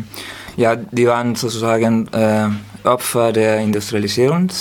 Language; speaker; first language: German; non-native, learner; Spanish